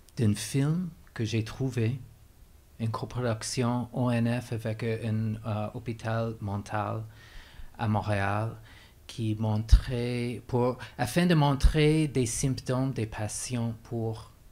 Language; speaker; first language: French; non-native, fluent; English